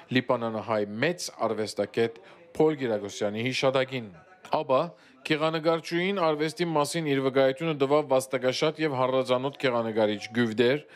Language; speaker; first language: Armenian; early bilingual, heritage; Armenian